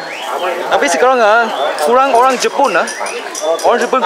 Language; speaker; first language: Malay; non-native, local second language; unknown